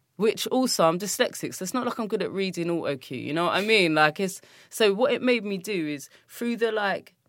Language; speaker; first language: English; native; English